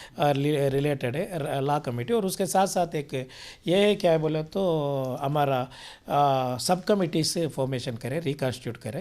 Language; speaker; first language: Hindi; non-native, local second language; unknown